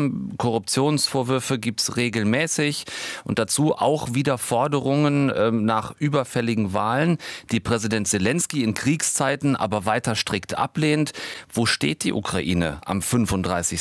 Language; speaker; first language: German; native; German